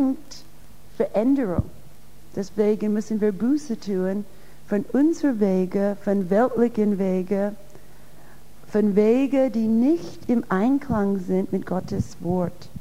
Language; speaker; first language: German; non-native, fluent; English